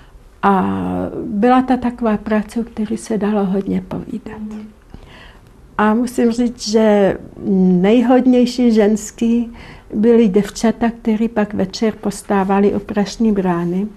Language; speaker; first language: Czech; non-native, local second language; German